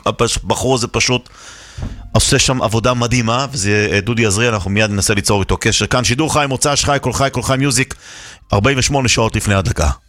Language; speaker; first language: Hebrew; native; Hebrew